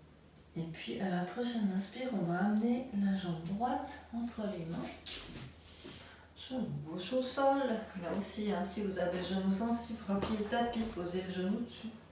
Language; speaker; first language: French; native; French